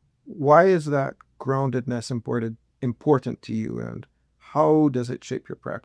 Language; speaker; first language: English; native; English